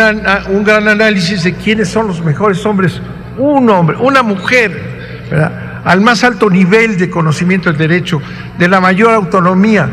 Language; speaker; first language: Spanish; native; Spanish